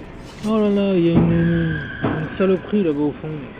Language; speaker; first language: French; native; French